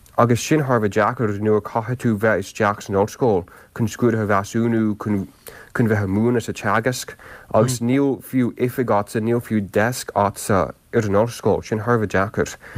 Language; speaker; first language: Irish; non-native, local second language; English